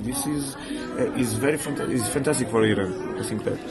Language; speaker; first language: English; non-native, learner; Portuguese